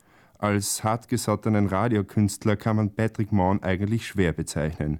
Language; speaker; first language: German; native; German